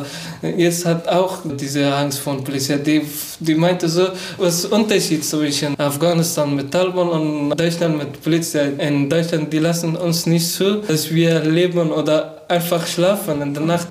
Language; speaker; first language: German; non-native, learner; Persian